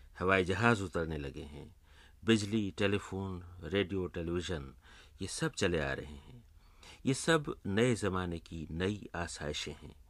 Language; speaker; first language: Urdu; native; Urdu